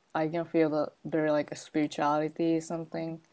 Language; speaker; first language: English; non-native, learner; Japanese